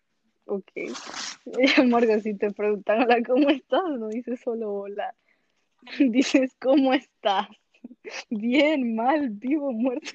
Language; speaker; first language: Spanish; native; Spanish